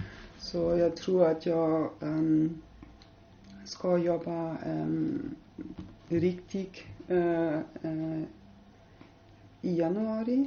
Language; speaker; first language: Swedish; non-native, learner; German